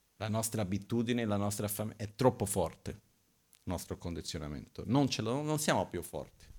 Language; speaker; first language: Italian; non-native, fluent; Portuguese